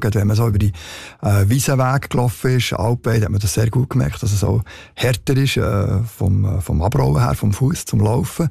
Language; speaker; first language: German; native; German